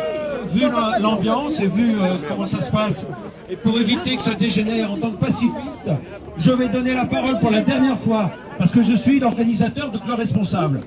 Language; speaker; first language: French; native; French